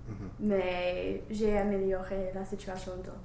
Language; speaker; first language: French; non-native, learner; English